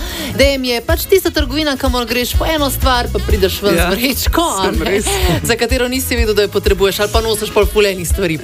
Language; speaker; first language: Slovenian; native; Slovenian